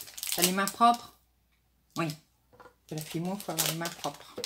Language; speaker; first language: French; native; French